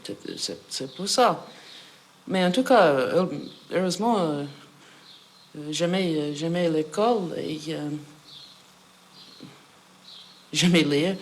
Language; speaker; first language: French; non-native, fluent; English